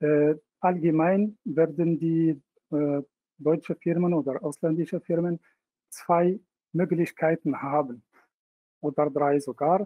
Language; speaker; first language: German; non-native, fluent; Arabic